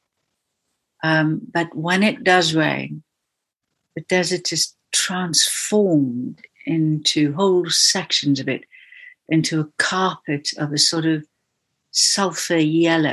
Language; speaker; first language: English; native; English